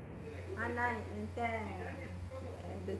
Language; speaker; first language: Greek; non-native, learner; Italian